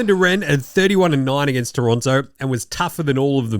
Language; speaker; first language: English; native; English